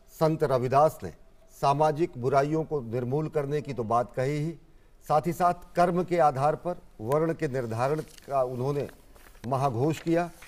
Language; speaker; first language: Hindi; native; Hindi